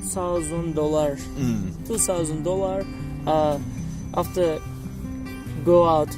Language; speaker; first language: English; non-native, learner; Turkish